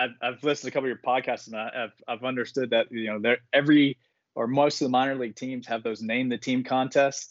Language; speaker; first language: English; native; English